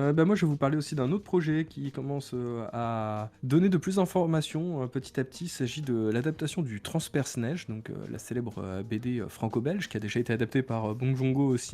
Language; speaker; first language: French; native; French